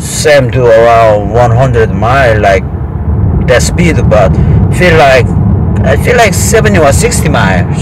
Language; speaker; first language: English; non-native, learner; Korean